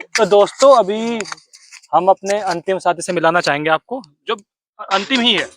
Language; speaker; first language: Hindi; native; Hindi